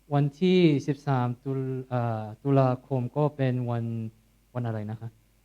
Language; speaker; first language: Thai; non-native, fluent; Korean